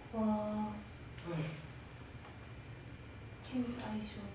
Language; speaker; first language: Chinese; non-native, learner; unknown